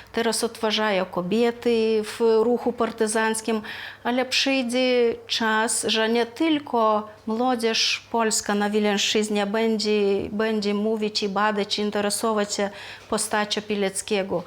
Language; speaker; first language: Polish; non-native, fluent; Lithuanian